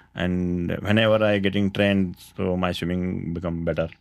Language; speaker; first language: English; non-native, local second language; Kannada